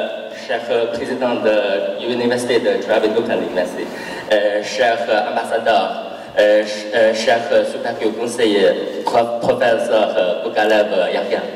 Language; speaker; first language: French; non-native, learner; Chinese